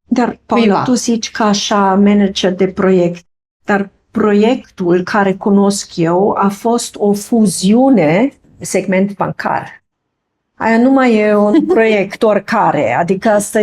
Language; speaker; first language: Romanian; non-native, fluent; German